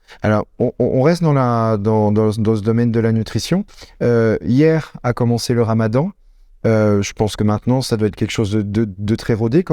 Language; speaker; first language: French; native; French